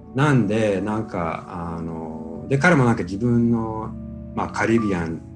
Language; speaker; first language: Japanese; non-native, fluent; English